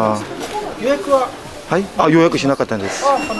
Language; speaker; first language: Japanese; non-native, learner; Korean